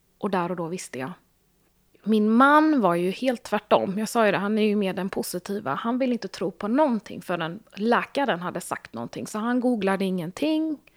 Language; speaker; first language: Swedish; early bilingual, other home language; Gujarati